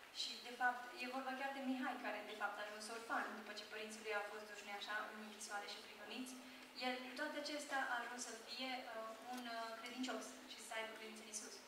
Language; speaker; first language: Romanian; non-native, fluent; Japanese